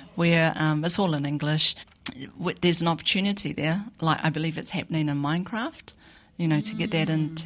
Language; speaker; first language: English; native; English